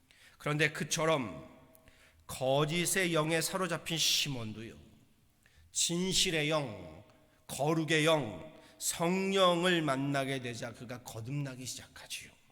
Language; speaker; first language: Korean; native; Korean